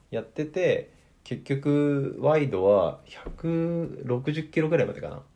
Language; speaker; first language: Japanese; native; Japanese